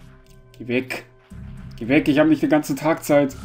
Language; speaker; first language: German; native; German